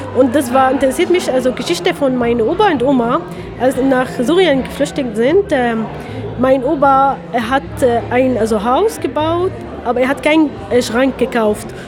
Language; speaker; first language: German; non-native, learner; Arabic